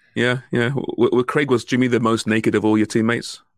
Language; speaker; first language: English; native; English